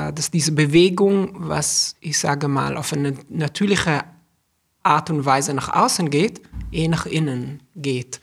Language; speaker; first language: German; non-native, fluent; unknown